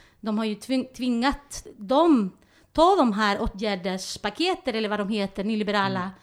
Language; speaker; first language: Swedish; non-native, fluent; Spanish